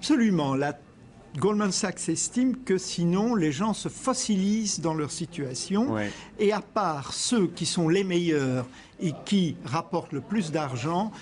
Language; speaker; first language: French; native; French